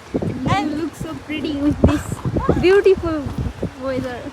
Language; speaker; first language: English; non-native, learner; Nepali